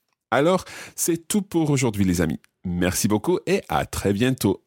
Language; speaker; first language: French; non-native, fluent; English